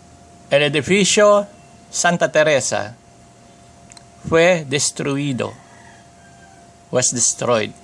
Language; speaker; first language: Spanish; non-native, fluent; Filipino